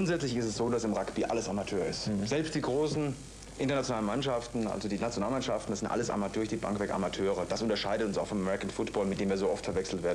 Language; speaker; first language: German; native; German